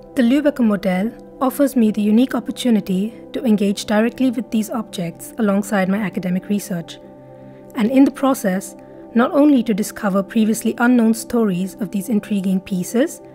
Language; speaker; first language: English; non-native, local second language; Marathi